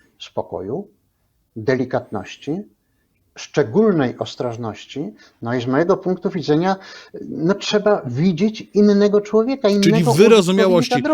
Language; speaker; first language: Polish; native; Polish